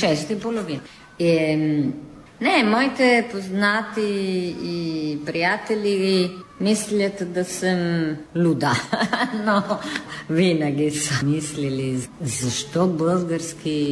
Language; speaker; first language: Bulgarian; non-native, fluent; Italian